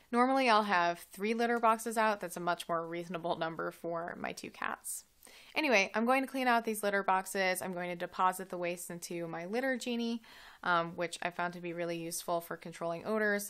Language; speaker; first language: English; native; English